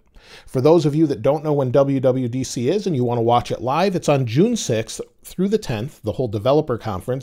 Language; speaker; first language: English; native; English